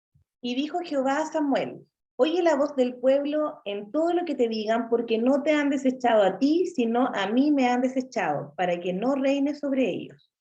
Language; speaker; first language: Spanish; non-native, fluent; Portuguese